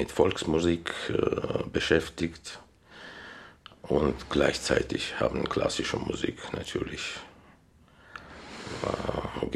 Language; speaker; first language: German; non-native, fluent; Armenian